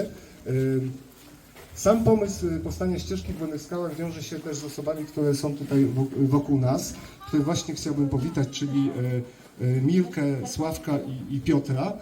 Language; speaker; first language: Polish; native; Polish